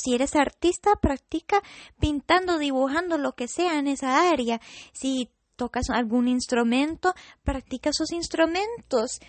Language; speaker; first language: Spanish; non-native, fluent; English